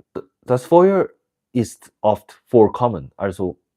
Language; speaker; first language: German; non-native, learner; English